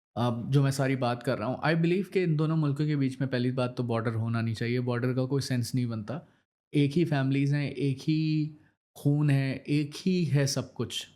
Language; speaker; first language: Urdu; native; Urdu